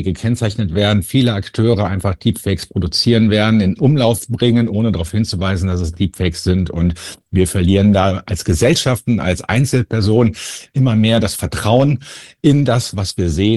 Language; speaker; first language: German; native; German